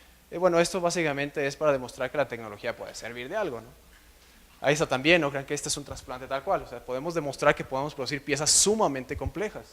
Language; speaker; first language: Spanish; native; Spanish